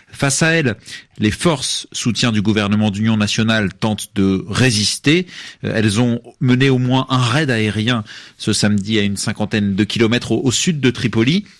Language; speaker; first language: French; native; French